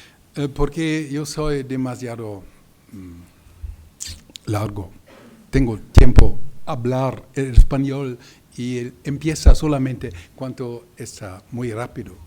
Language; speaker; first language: Spanish; non-native, learner; German